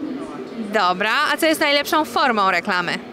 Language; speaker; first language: Polish; native; Polish